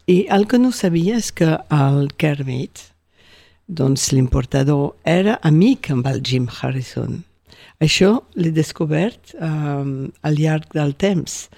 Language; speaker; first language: Catalan; non-native, local second language; French